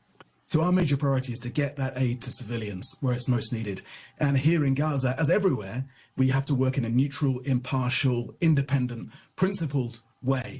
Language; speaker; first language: English; native; English